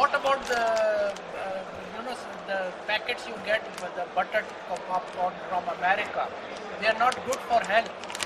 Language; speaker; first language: English; non-native, fluent; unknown